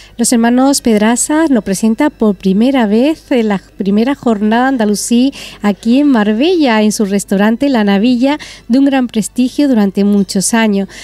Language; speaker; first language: Spanish; native; Spanish